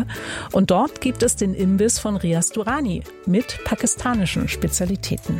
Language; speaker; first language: German; native; German